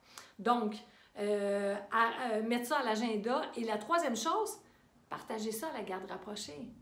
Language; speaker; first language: French; native; French